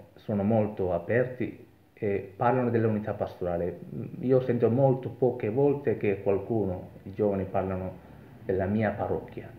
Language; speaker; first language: Italian; non-native, fluent; Sinhala